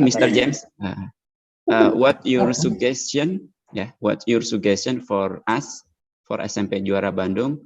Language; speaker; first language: English; non-native, learner; Indonesian